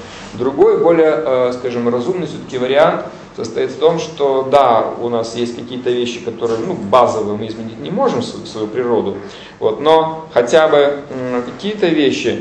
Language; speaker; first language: Russian; native; Russian